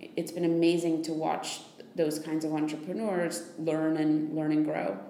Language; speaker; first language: English; native; English